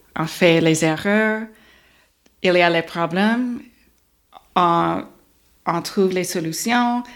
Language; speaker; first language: French; non-native, learner; English